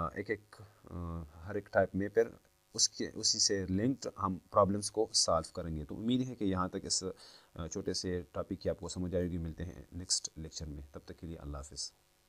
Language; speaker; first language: Hindi; native; Hindi